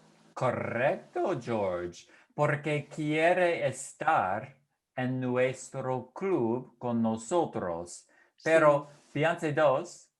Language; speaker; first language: Spanish; non-native, fluent; English